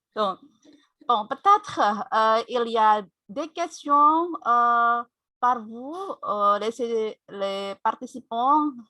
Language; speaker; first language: French; non-native, fluent; Indonesian